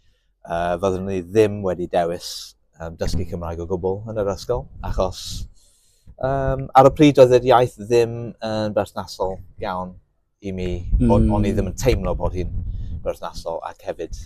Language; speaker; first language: Welsh; non-native, local second language; English